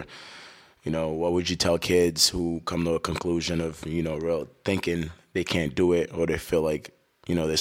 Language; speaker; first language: English; early bilingual, other home language; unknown